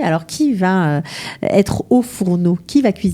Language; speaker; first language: French; native; French